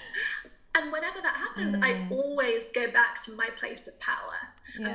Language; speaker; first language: English; native; English